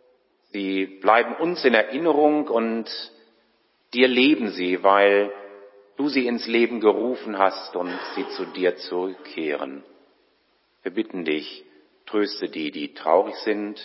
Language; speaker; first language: German; native; German